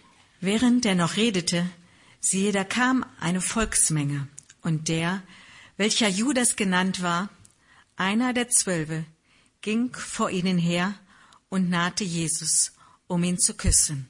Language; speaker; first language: German; native; German